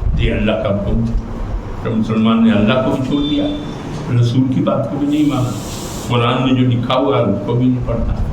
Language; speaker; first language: Urdu; native; Urdu